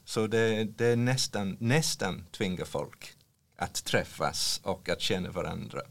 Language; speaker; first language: Swedish; non-native, fluent; English